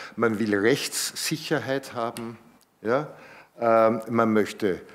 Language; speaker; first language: German; native; German